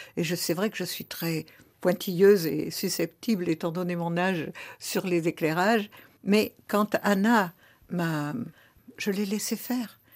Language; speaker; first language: French; early bilingual, other home language; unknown